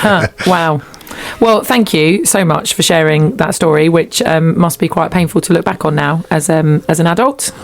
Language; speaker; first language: English; native; English